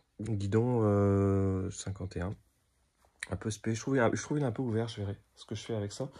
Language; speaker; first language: French; native; French